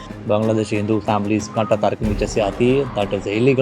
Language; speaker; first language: Hindi; native; Hindi